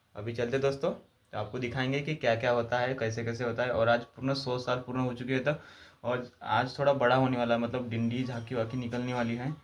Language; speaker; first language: Hindi; non-native, local second language; Marathi